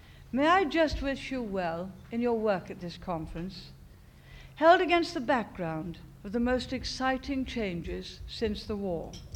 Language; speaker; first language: English; native; English